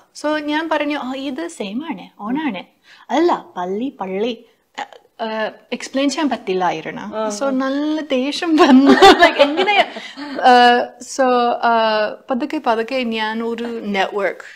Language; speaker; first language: Malayalam; non-native, fluent; English